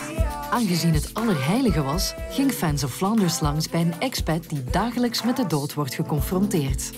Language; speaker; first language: Dutch; native; Dutch